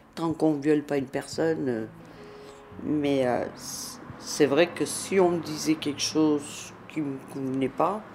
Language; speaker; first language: French; early bilingual, other home language; Italian